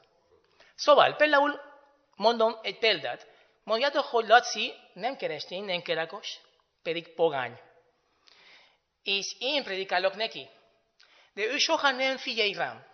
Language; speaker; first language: Hungarian; non-native, fluent; Spanish